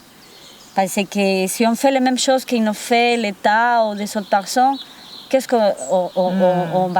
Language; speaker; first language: French; non-native, fluent; Spanish